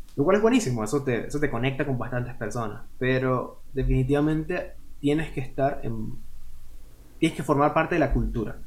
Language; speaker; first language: Spanish; native; Spanish